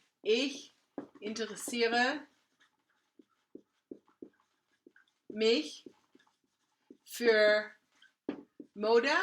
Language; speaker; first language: German; non-native, fluent; English